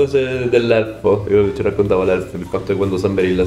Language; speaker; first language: Italian; native; Italian